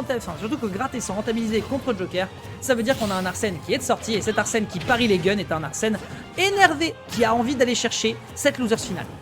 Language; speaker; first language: French; native; French